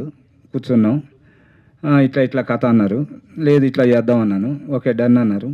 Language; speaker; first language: Telugu; native; Telugu